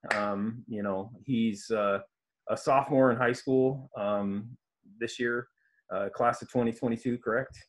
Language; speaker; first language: English; native; English